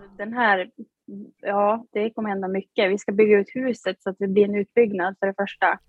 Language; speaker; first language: Swedish; native; Swedish